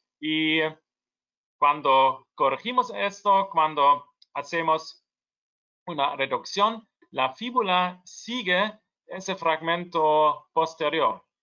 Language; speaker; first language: Spanish; non-native, learner; German